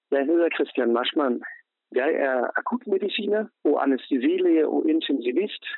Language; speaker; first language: Danish; early bilingual, other home language; German